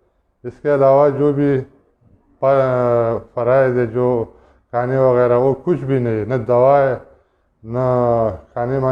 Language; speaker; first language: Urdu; non-native, local second language; Pashto